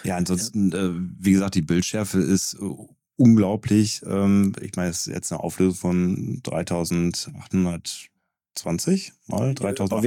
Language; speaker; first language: German; native; German